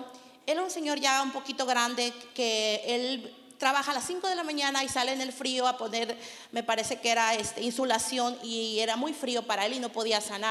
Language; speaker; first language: Spanish; native; Spanish